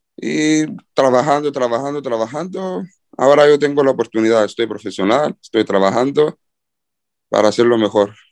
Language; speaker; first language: Spanish; early bilingual, heritage; Spanish